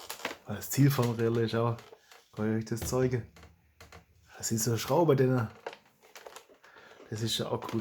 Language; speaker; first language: German; native; German